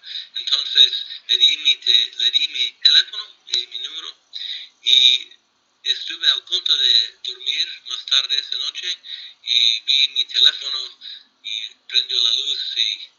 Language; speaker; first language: Spanish; non-native, fluent; English